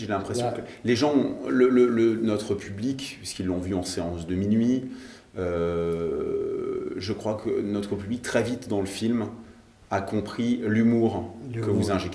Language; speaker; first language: French; native; French